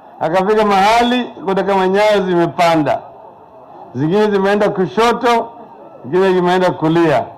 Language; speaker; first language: Swahili; non-native, local second language; Luo (Kenya and Tanzania)